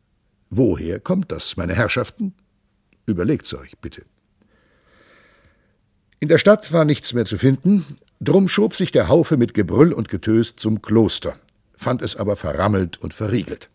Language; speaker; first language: German; native; German